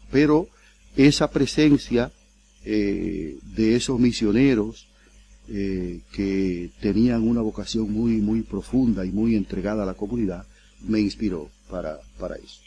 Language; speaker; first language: Spanish; native; Spanish